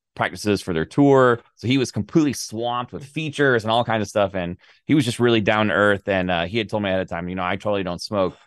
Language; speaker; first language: English; native; English